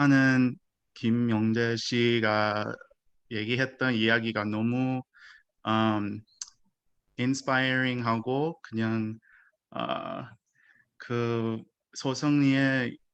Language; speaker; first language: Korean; early bilingual, heritage; Korean